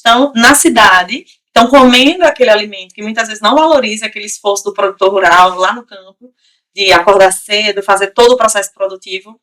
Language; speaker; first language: Portuguese; native; Portuguese